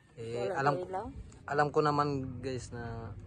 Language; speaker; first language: Filipino; native; Filipino